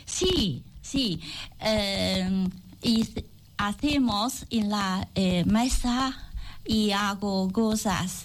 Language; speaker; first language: Spanish; non-native, learner; Chinese